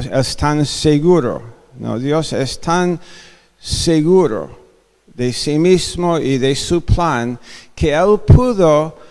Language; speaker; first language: Spanish; non-native, fluent; English